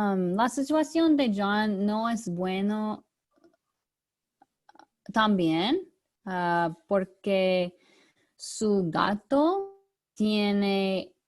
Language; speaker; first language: Spanish; non-native, learner; English